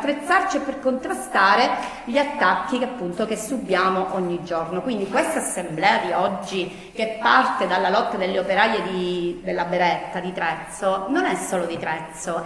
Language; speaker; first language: Italian; native; Italian